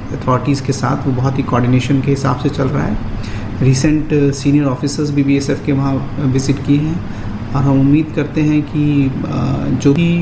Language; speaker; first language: Hindi; native; Hindi